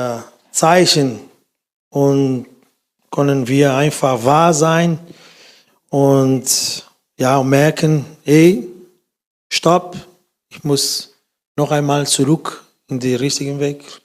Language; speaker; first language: German; non-native, fluent; Portuguese